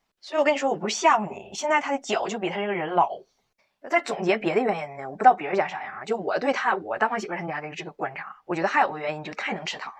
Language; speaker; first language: Chinese; native; Chinese